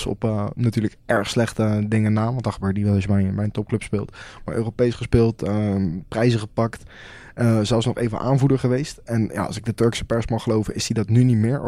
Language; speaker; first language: Dutch; native; Dutch